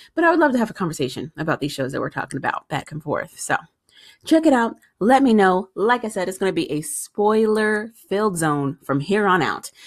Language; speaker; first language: English; native; English